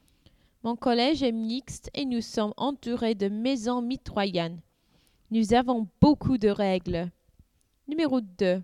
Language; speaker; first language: French; non-native, learner; English